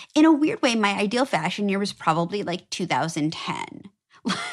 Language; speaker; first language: English; native; English